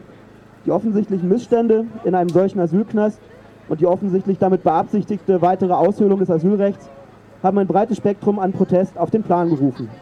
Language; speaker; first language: German; native; German